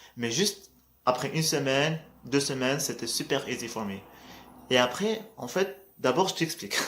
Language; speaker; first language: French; non-native, local second language; Arabic